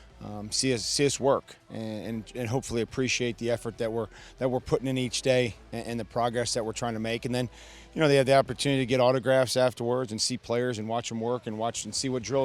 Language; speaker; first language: English; native; English